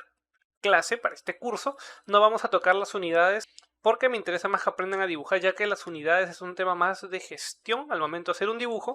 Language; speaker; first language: Spanish; native; Spanish